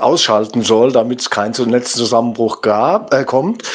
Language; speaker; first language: German; native; German